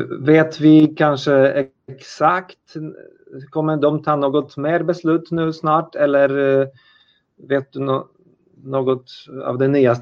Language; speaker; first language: Swedish; non-native, fluent; Polish